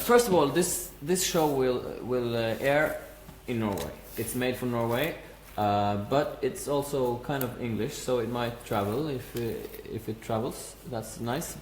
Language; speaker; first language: English; non-native, fluent; Norwegian